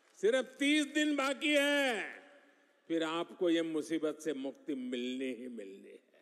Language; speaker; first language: Hindi; non-native, local second language; Gujarati